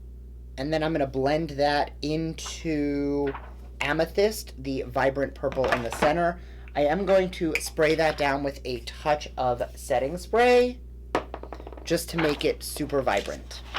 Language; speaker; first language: English; native; English